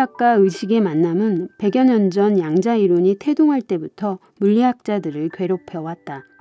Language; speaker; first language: Korean; native; Korean